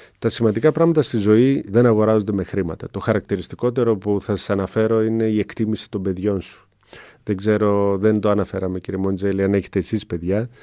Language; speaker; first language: Greek; native; Greek